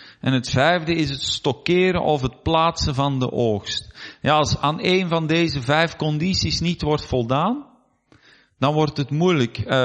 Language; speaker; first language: Dutch; native; Dutch